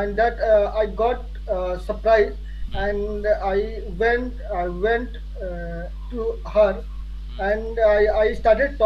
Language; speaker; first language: English; non-native, learner; Hindi